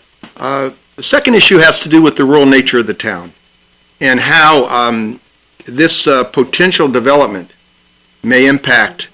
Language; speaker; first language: English; native; English